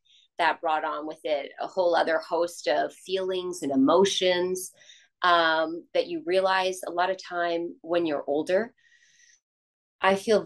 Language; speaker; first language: English; native; English